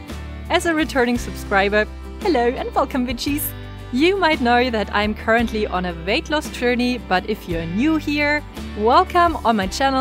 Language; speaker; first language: English; non-native, fluent; German